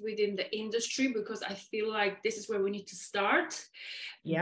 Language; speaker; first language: English; non-native, fluent; Polish